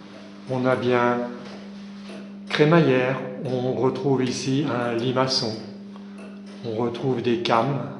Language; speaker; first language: French; native; French